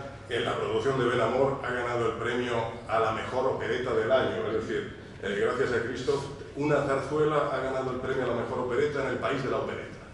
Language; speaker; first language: Spanish; native; Spanish